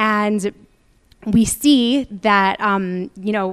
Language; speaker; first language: English; native; English